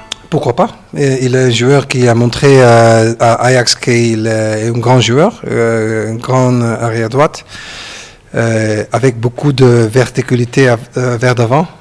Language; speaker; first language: French; non-native, learner; Dutch